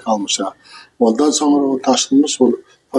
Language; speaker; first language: Turkish; non-native, learner; Kazakh